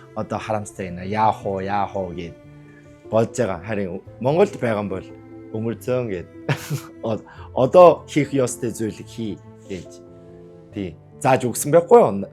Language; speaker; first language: Mongolian; non-native, learner; Korean